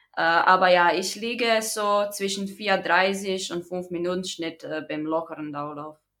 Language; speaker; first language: German; non-native, fluent; Croatian